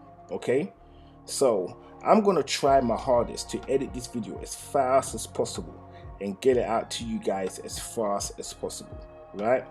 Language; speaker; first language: English; native; English